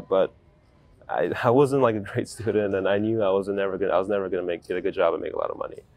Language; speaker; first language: English; native; English